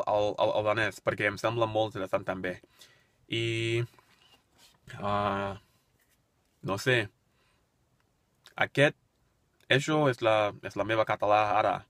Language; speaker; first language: Catalan; non-native, learner; English